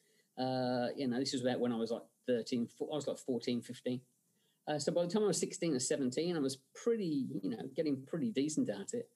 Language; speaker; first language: English; native; English